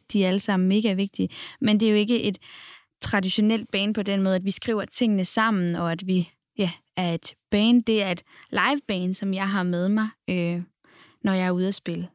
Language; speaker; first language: Danish; native; Danish